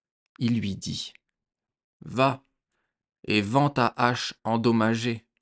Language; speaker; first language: French; native; French